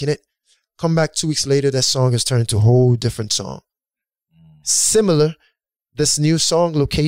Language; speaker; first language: English; non-native, local second language; Yoruba